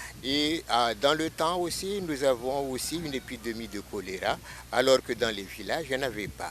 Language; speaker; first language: French; non-native, local second language; Malagasy